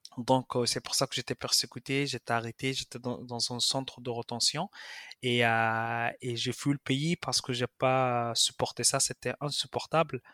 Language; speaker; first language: French; non-native, fluent; Arabic